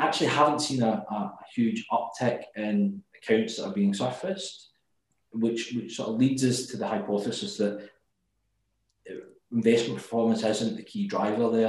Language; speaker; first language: English; native; English